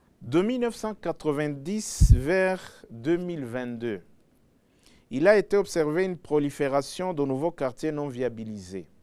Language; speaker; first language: French; non-native, local second language; Rundi